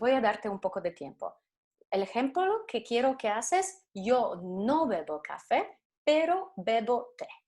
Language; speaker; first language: Spanish; non-native, fluent; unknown